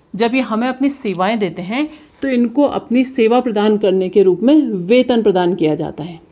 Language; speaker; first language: Hindi; native; Hindi